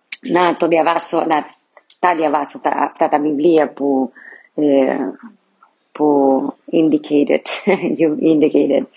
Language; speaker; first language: Greek; non-native, learner; Portuguese